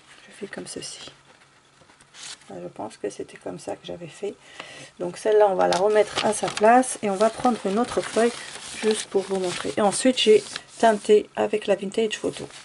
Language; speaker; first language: French; native; French